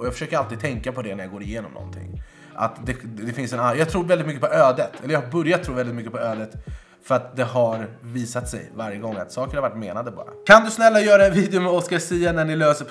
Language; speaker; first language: Swedish; native; Swedish